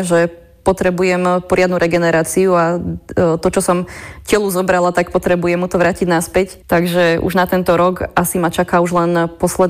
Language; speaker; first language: Slovak; native; Slovak